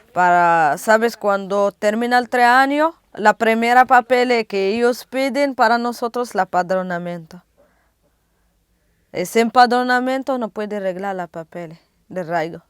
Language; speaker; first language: Spanish; non-native, learner; Arabic